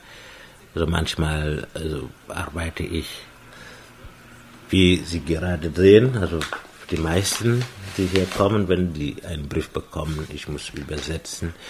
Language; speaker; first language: German; non-native, fluent; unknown